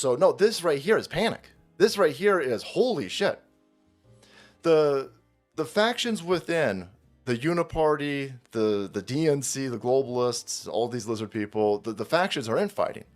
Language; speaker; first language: English; native; English